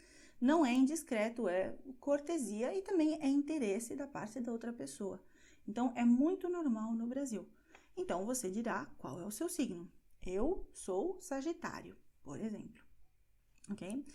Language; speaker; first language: Portuguese; non-native, fluent; Spanish